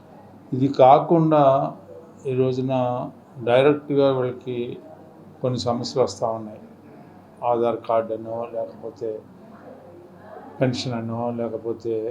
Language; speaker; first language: Telugu; native; Telugu